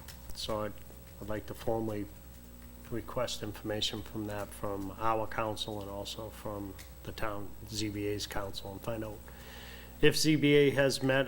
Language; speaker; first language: English; native; English